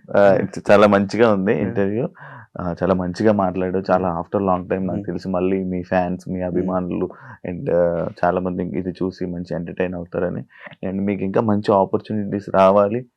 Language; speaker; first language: Telugu; native; Telugu